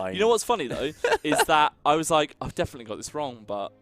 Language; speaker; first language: English; native; English